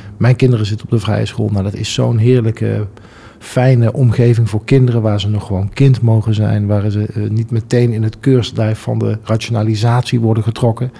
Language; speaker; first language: Dutch; native; Dutch